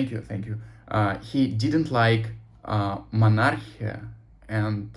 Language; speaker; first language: English; non-native, learner; Russian